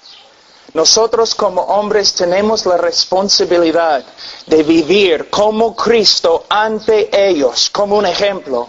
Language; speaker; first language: Spanish; non-native, fluent; English